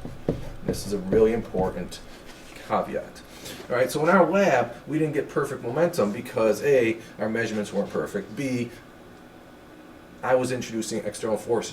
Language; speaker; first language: English; native; English